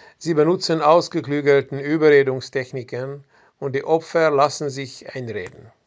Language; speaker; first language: German; non-native, fluent; Hungarian